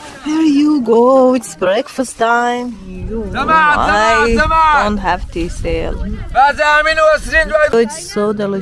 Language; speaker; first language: English; non-native, learner; Kurdish